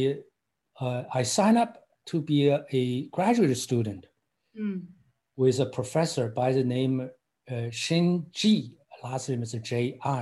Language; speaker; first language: English; non-native, fluent; Chinese